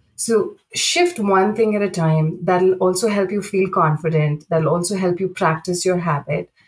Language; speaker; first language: English; non-native, local second language; Telugu